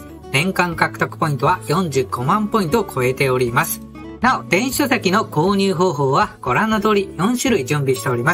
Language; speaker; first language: Japanese; native; Japanese